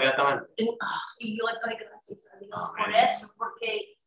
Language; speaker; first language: Spanish; non-native, learner; English